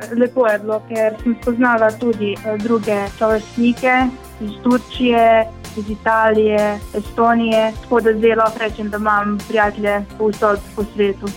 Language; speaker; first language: Slovenian; early bilingual, other home language; Bosnian